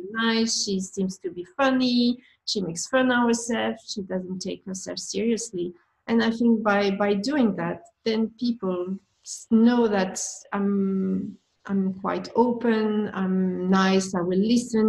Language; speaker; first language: English; non-native, fluent; French